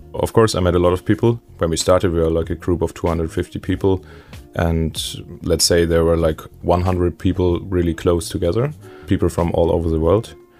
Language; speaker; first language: English; non-native, fluent; German